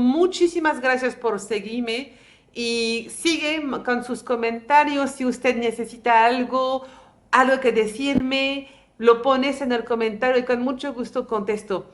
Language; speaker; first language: Spanish; native; Spanish